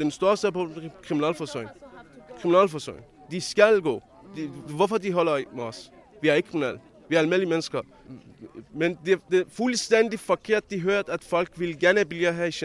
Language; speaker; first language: Danish; non-native, learner; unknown